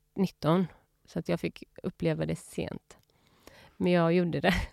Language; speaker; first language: Swedish; early bilingual, other home language; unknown